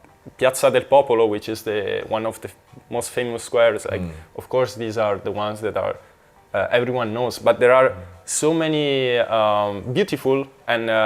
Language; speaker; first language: English; non-native, fluent; Italian